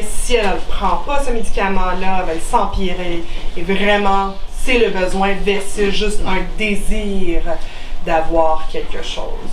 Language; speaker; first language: French; non-native, local second language; English